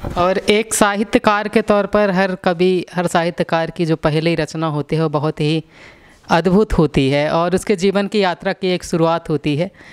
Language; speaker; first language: Hindi; native; Hindi